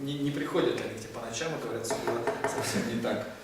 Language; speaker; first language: Russian; native; Russian